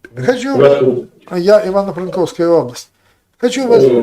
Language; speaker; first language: Russian; non-native, local second language; Ukrainian